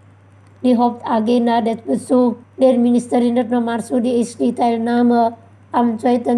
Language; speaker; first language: German; non-native, fluent; Indonesian